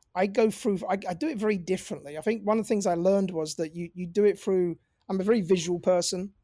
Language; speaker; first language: English; native; English